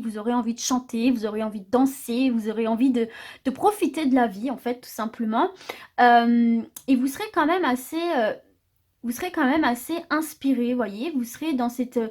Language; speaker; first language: French; native; French